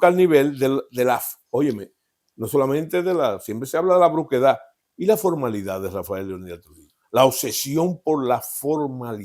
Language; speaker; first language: Spanish; native; Spanish